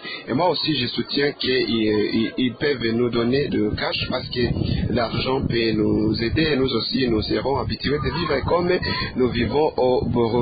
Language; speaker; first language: French; non-native, local second language; Rundi